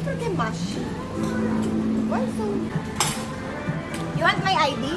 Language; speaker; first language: English; non-native, local second language; Filipino